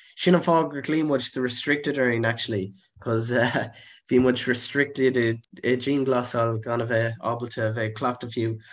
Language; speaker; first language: Irish; non-native, local second language; English